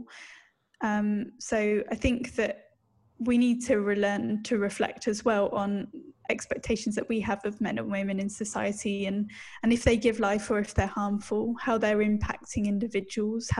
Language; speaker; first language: English; native; English